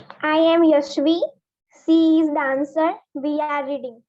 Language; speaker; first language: English; non-native, learner; Gujarati